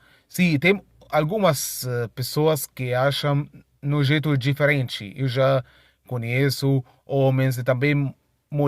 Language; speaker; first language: Portuguese; non-native, fluent; Arabic